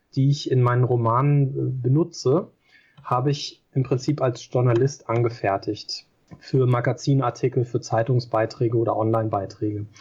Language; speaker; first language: German; native; German